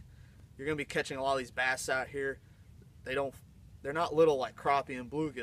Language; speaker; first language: English; native; English